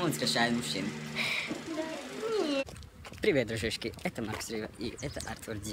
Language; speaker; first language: Russian; non-native, local second language; Latvian